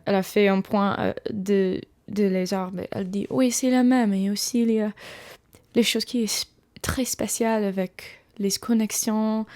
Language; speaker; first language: French; non-native, learner; English